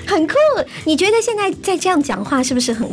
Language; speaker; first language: Chinese; native; Chinese